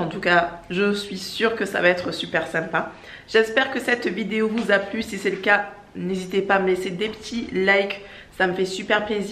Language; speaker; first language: French; native; French